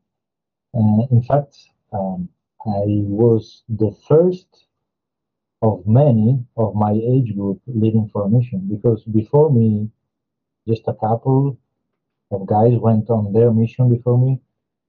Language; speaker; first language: English; non-native, fluent; Italian